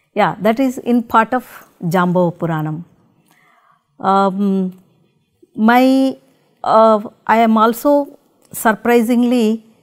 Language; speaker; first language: English; non-native, local second language; Telugu